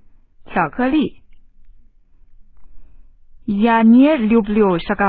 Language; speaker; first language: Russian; non-native, learner; Chinese